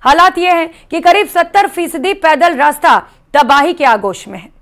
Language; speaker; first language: Hindi; native; Hindi